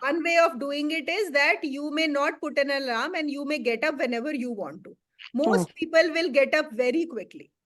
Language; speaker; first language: English; non-native, local second language; Hindi